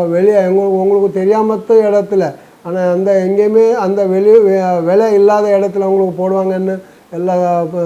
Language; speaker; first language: Tamil; non-native, local second language; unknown